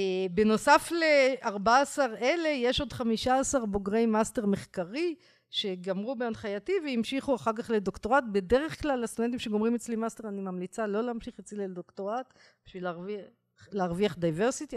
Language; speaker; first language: Hebrew; native; Hebrew